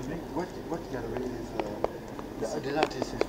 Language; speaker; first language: English; non-native, learner; French